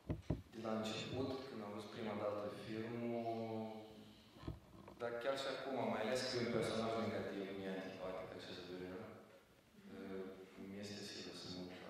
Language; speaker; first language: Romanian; native; Romanian